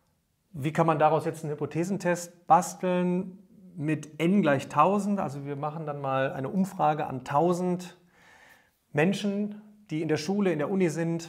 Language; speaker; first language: German; native; German